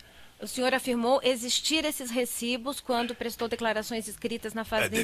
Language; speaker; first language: Portuguese; native; Portuguese